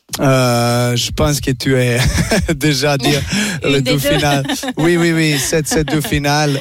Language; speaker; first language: French; non-native, learner; Serbian